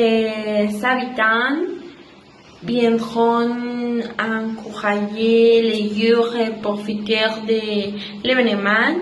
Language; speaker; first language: French; non-native, learner; Spanish